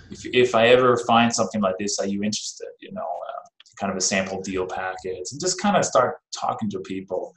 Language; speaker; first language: English; non-native, fluent; Danish